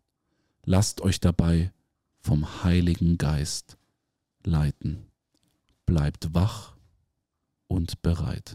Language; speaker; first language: German; native; German